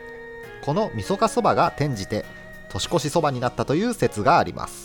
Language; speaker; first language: Japanese; native; Japanese